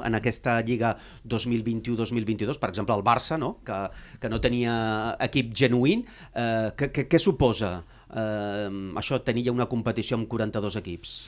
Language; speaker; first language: Catalan; native; Catalan